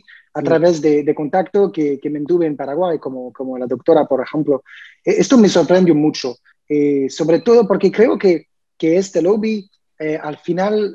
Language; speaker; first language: Spanish; non-native, learner; French